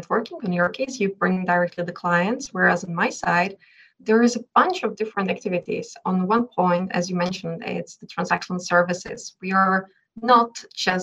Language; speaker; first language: English; non-native, fluent; Czech